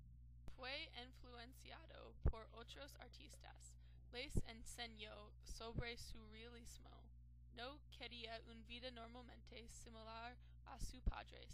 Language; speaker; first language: Spanish; non-native, learner; English